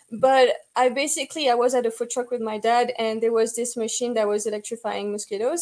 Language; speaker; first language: English; non-native, fluent; French